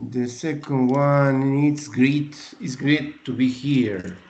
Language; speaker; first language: English; non-native, learner; Spanish